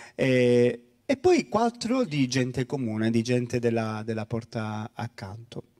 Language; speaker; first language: Italian; native; Italian